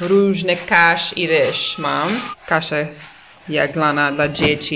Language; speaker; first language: Polish; early bilingual, heritage; English